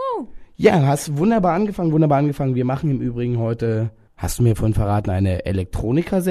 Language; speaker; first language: German; native; German